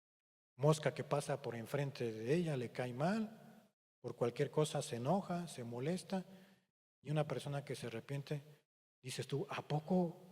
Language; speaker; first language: Spanish; native; Spanish